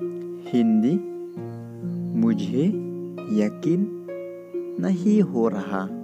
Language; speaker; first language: Hindi; non-native, local second language; Khasi